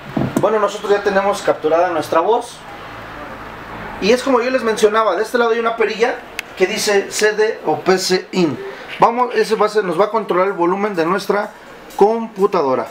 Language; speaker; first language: Spanish; native; Spanish